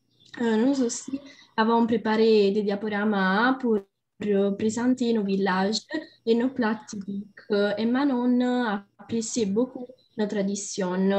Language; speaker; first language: French; non-native, learner; Italian